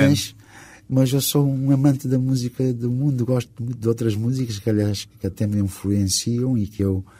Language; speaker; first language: Portuguese; non-native, local second language; Kabuverdianu